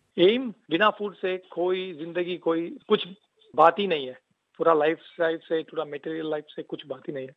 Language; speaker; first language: Hindi; non-native, local second language; Tamil